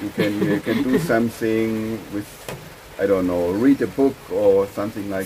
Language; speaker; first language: English; non-native, fluent; German